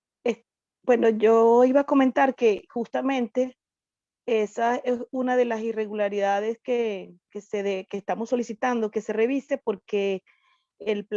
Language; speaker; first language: Spanish; native; Spanish